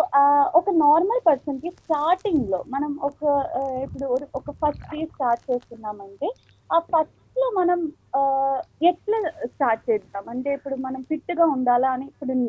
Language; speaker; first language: Telugu; non-native, local second language; Malayalam